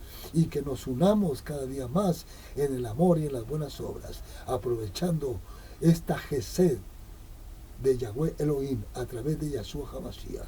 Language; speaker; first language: Spanish; native; Spanish